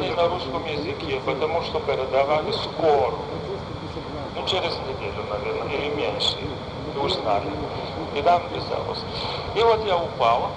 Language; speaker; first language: Russian; non-native, fluent; Lithuanian